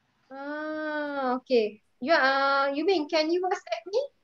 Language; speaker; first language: English; non-native, local second language; Malay